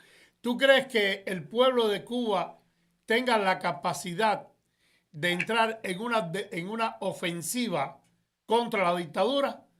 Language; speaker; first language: Spanish; native; Spanish